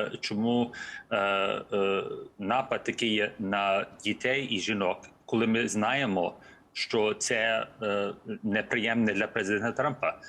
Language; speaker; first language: Ukrainian; early bilingual, heritage; English